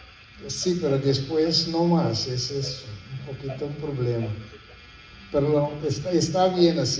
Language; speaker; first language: Spanish; non-native, fluent; Papiamento